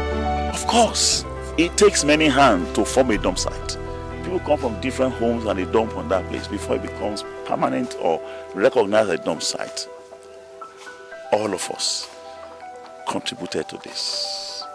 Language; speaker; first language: English; non-native, local second language; Yoruba